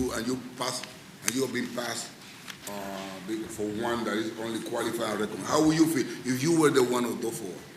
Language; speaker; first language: English; non-native, fluent; Spanish